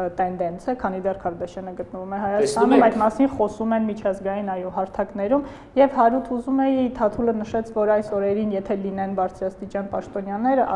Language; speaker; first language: Armenian; native; Armenian